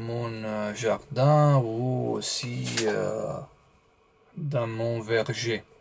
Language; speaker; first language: French; non-native, learner; Romanian